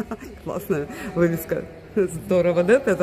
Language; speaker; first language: Russian; native; Russian